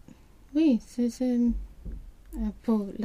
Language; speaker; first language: French; non-native, learner; Swedish